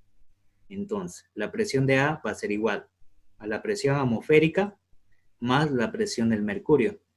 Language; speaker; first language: Spanish; native; Spanish